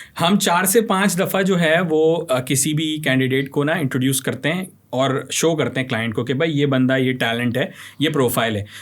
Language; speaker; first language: Urdu; native; Urdu